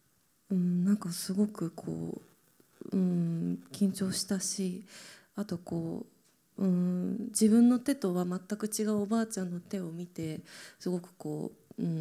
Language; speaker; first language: Japanese; native; Japanese